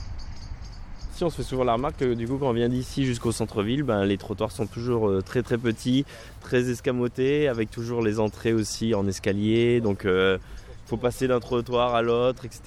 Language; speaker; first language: French; native; French